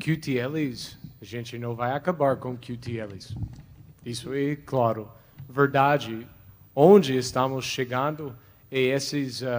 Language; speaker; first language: Portuguese; non-native, fluent; English